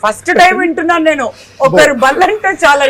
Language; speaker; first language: Telugu; native; Telugu